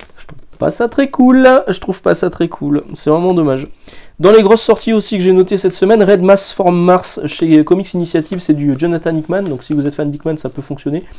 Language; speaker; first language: French; native; French